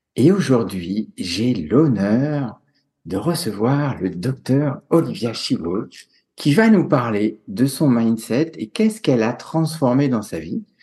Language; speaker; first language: French; native; French